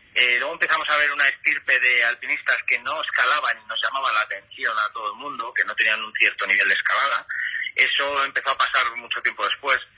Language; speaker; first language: Spanish; native; Spanish